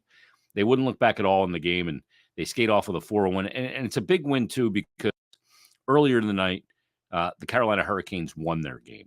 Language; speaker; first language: English; native; English